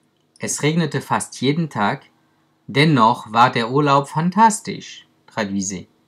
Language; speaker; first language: German; non-native, fluent; French